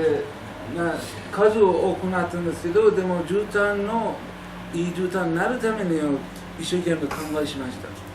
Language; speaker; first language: Japanese; non-native, learner; Persian